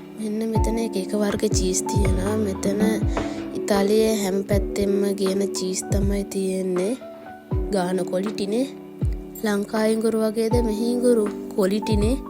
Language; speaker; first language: Sinhala; native; Sinhala